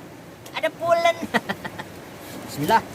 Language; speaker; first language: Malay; non-native, local second language; Sundanese